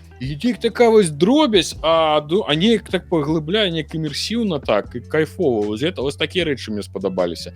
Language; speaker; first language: Belarusian; non-native, local second language; Russian